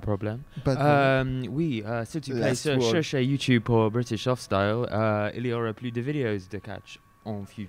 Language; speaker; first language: French; non-native, learner; English